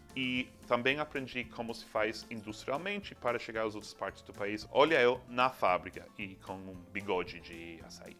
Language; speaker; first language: Portuguese; non-native, fluent; English